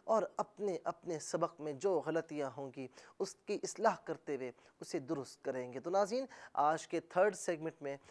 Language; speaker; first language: Urdu; native; Urdu